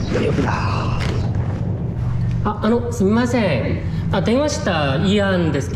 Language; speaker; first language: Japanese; non-native, fluent; Korean